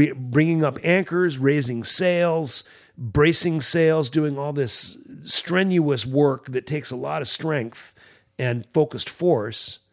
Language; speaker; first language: English; native; English